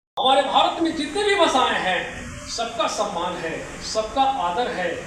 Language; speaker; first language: Hindi; native; Hindi